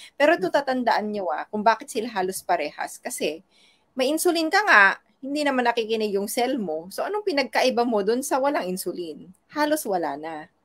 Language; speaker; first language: Filipino; non-native, local second language; Iloko